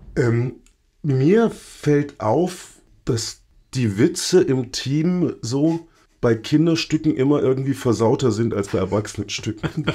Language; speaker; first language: German; native; German